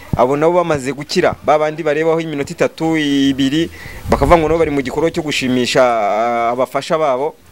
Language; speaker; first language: Kinyarwanda; native; Kinyarwanda